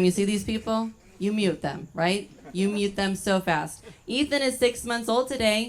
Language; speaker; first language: English; native; English